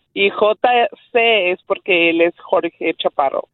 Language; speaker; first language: Spanish; native; Spanish